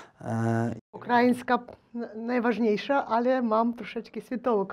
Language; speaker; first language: Polish; non-native, learner; Ukrainian